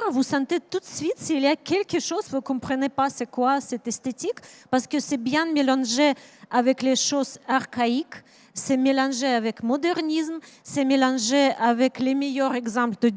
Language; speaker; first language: French; non-native, learner; Ukrainian